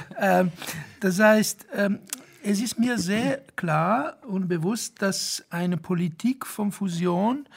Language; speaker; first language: German; non-native, fluent; Italian